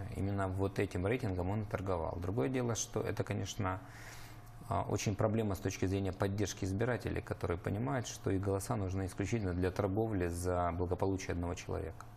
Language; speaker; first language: Russian; native; Russian